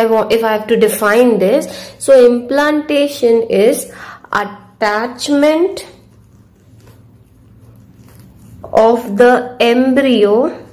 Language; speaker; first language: English; non-native, local second language; Hindi